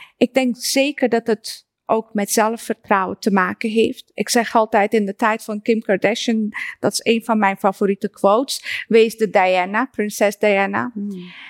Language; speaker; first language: Dutch; early bilingual, other home language; Persian